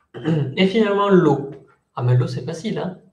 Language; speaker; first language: French; non-native, fluent; Spanish